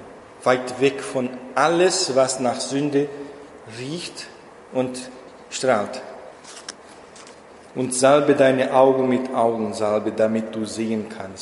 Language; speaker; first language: German; non-native, fluent; Portuguese